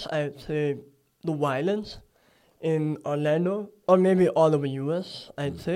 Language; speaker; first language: English; non-native, local second language; Gujarati